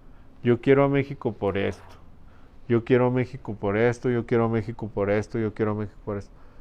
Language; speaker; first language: Spanish; native; Spanish